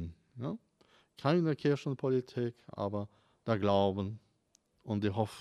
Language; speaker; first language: German; non-native, fluent; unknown